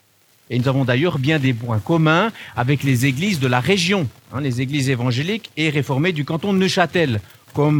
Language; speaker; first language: French; native; French